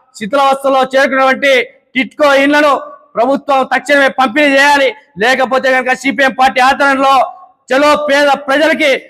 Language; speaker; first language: Telugu; native; Telugu